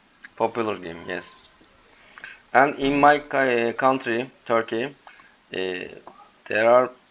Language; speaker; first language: English; non-native, learner; Turkish